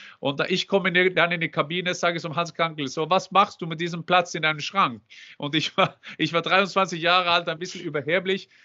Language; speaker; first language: German; non-native, fluent; Norwegian